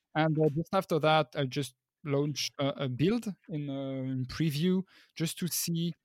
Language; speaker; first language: English; non-native, fluent; French